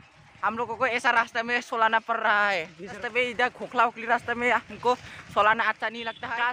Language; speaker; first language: Hindi; non-native, local second language; Bodo